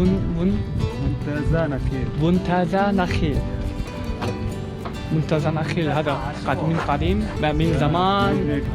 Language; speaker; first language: Arabic; non-native, learner; Korean